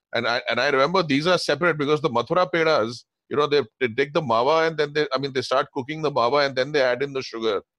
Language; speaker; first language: English; non-native, local second language; Hindi